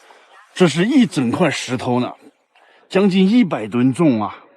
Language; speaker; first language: Chinese; native; Chinese